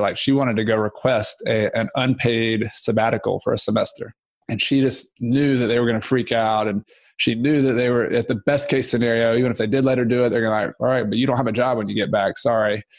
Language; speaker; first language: English; native; English